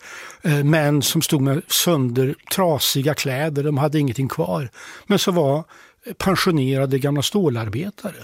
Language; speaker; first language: Swedish; native; Swedish